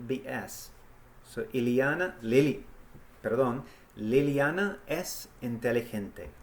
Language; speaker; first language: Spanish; non-native, fluent; English